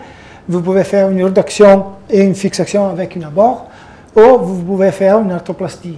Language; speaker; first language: French; non-native, fluent; Italian